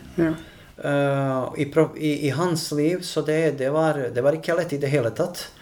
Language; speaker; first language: Norwegian; non-native, fluent; Bosnian